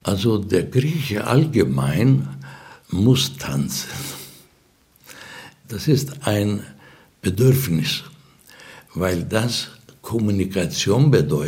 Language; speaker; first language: German; non-native, fluent; Greek